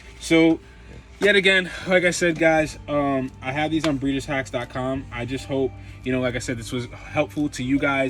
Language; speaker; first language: English; native; English